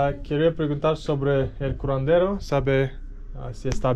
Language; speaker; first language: Spanish; non-native, learner; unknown